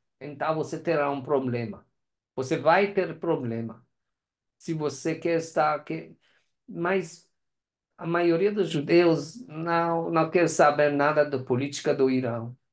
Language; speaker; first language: Portuguese; non-native, learner; Persian